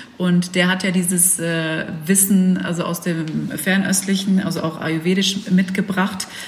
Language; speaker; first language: German; early bilingual, other home language; Dutch